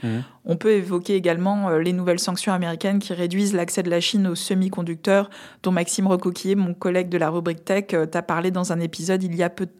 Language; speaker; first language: French; native; French